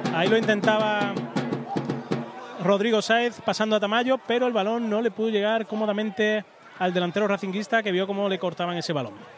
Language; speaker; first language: Spanish; native; Spanish